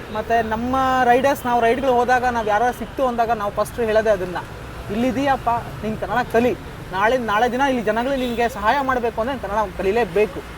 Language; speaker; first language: Kannada; native; Kannada